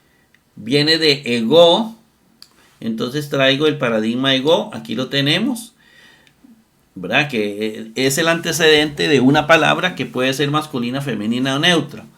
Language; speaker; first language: Spanish; native; Spanish